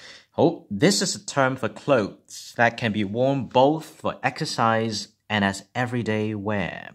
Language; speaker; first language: English; non-native, local second language; Cantonese